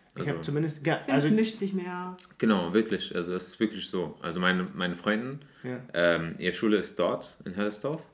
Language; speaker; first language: German; non-native, fluent; Arabic